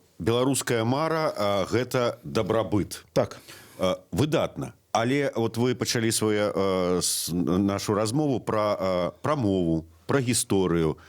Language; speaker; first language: Belarusian; native; Belarusian